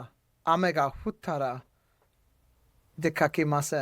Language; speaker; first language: Japanese; non-native, learner; English